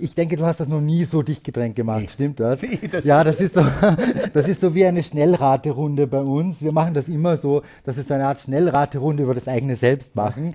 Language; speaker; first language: German; native; German